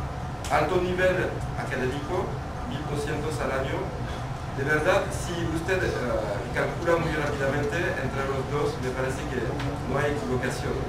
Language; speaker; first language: Spanish; non-native, fluent; French